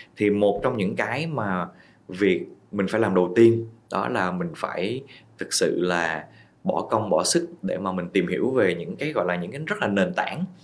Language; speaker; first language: Vietnamese; native; Vietnamese